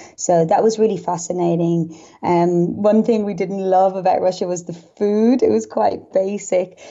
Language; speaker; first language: English; native; English